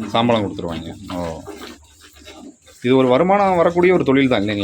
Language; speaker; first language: Tamil; native; Tamil